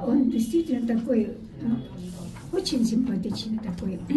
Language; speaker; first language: Russian; non-native, fluent; Estonian